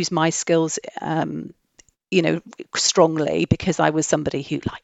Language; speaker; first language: English; native; English